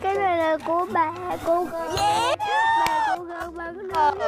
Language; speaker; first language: Vietnamese; native; Vietnamese